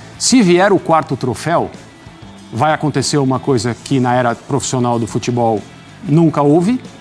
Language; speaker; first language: Portuguese; native; Portuguese